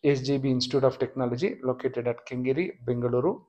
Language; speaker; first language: English; non-native, local second language; Kannada